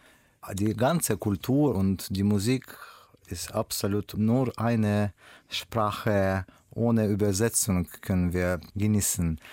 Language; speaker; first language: German; non-native, learner; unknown